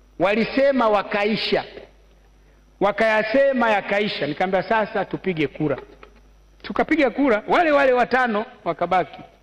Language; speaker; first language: Swahili; native; Swahili